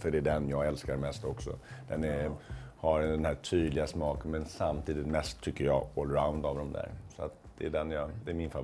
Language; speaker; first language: Swedish; native; Swedish